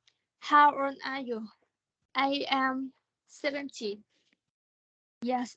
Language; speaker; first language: English; non-native, learner; Thai